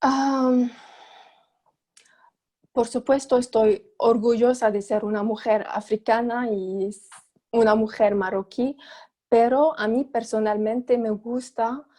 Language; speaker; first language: Spanish; non-native, fluent; Arabic